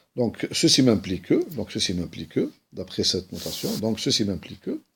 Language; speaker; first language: French; non-native, local second language; Arabic